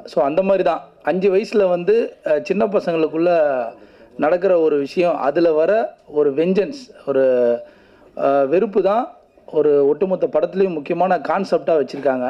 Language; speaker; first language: Tamil; native; Tamil